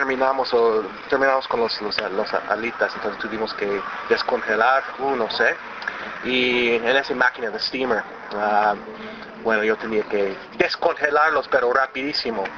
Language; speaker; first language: Spanish; early bilingual, other home language; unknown